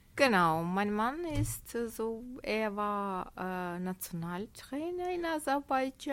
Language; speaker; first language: German; non-native, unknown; Azerbaijani